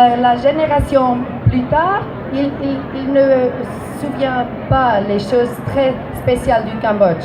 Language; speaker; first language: French; non-native, learner; English